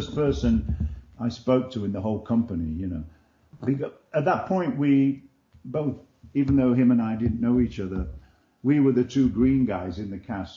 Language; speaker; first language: English; native; English